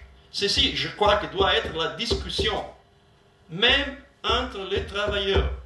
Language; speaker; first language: French; non-native, learner; Italian